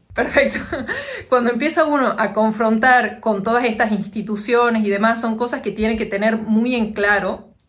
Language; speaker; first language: Spanish; native; Spanish